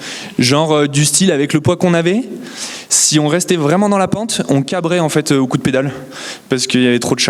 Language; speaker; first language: French; native; French